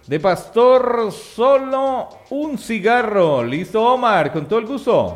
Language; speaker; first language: Spanish; native; Spanish